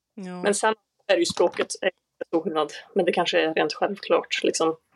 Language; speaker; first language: Swedish; native; Swedish